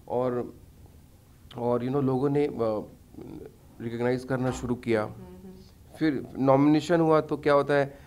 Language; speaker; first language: Hindi; native; Hindi